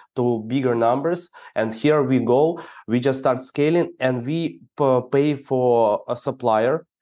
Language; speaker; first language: English; non-native, fluent; Ukrainian